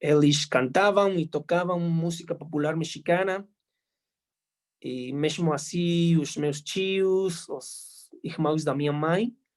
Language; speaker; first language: Portuguese; non-native, fluent; Spanish